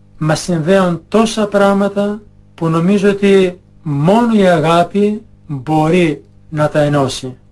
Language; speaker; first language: Greek; non-native, fluent; Albanian